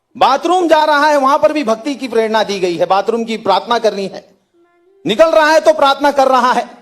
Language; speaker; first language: Hindi; native; Hindi